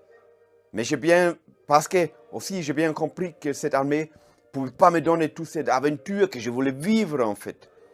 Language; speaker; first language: French; non-native, fluent; German